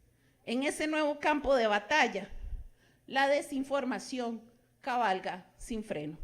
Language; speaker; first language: Spanish; native; Spanish